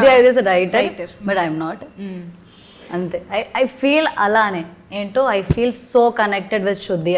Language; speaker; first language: Telugu; non-native, learner; Malayalam